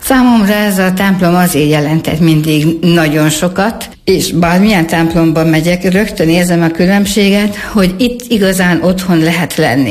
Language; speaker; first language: Hungarian; native; Hungarian